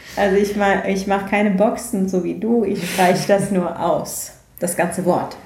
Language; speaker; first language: German; non-native, fluent; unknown